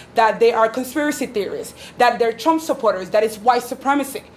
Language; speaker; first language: English; native; English